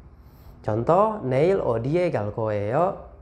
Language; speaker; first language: Korean; non-native, fluent; Indonesian